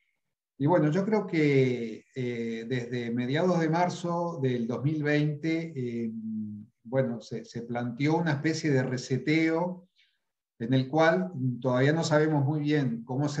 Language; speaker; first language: Spanish; native; Spanish